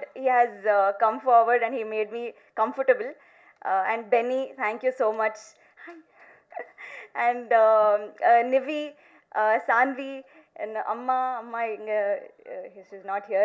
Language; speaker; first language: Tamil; non-native, learner; Telugu